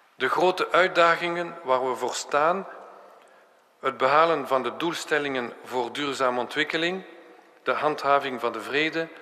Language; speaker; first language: Dutch; non-native, local second language; French